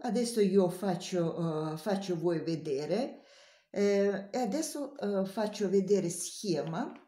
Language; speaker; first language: Italian; non-native, learner; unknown